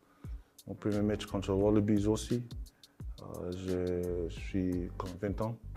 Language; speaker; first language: French; non-native, learner; English